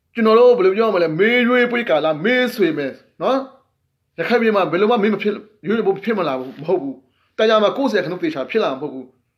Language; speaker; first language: Burmese; non-native, local second language; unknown